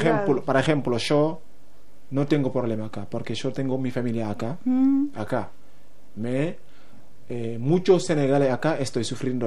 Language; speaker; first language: Spanish; non-native, learner; Wolof